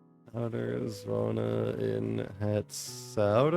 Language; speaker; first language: Dutch; non-native, learner; English